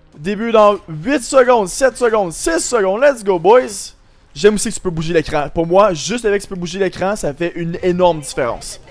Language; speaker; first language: French; native; French